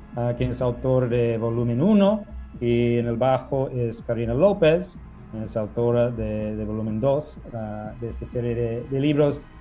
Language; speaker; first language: Spanish; non-native, fluent; English